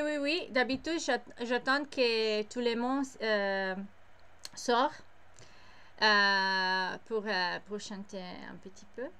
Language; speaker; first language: French; non-native, learner; English